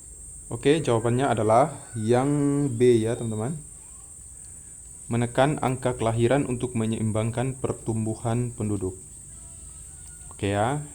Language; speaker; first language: Indonesian; native; Indonesian